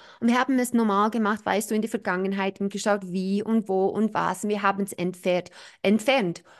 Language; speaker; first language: German; non-native, fluent; English